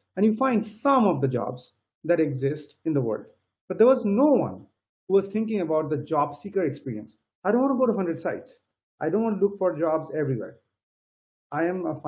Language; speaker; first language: English; non-native, local second language; Bangla